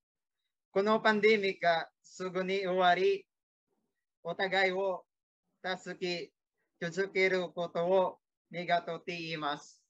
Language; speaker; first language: Japanese; non-native, learner; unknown